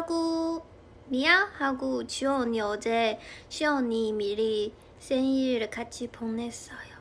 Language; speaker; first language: Korean; non-native, fluent; Chinese